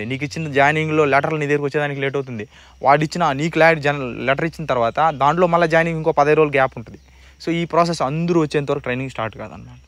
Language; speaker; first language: Telugu; native; Telugu